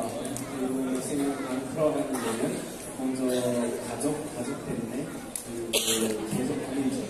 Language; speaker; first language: Korean; non-native, learner; Indonesian